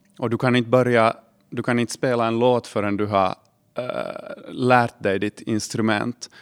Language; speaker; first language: Swedish; native; Swedish